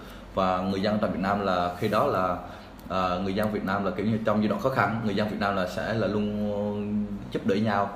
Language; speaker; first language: Vietnamese; native; Vietnamese